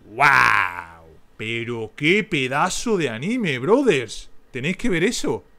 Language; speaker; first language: Spanish; native; Spanish